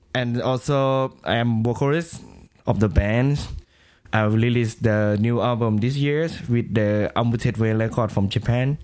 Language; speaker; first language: English; non-native, learner; Thai